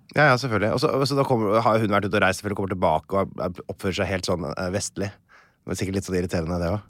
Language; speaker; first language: Norwegian; native; Norwegian